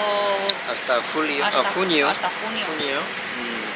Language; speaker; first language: Spanish; non-native, fluent; Korean